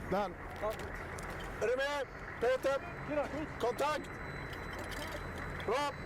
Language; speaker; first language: Swedish; native; Swedish